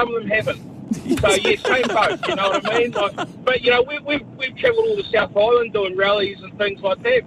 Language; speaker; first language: English; native; English